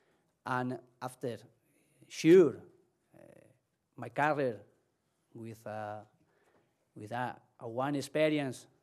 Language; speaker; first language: English; non-native, learner; Spanish